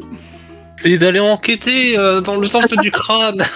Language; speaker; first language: French; native; French